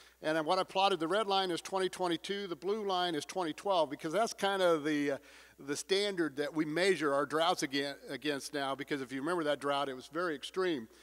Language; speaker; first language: English; native; English